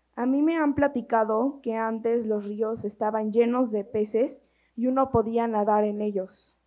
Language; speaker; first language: Spanish; native; Spanish